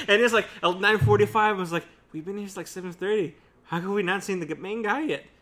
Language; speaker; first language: English; early bilingual, other home language; Spanish